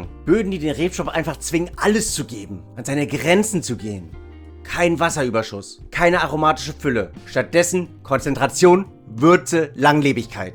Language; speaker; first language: German; native; German